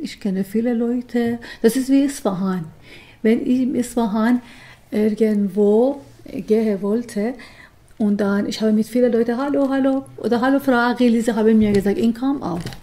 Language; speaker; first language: German; non-native, learner; Persian